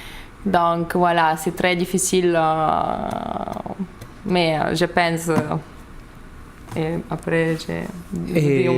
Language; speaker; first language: French; non-native, learner; Lithuanian